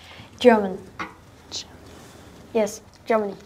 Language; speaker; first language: English; non-native, learner; German